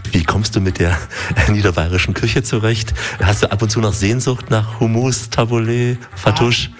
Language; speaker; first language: German; native; German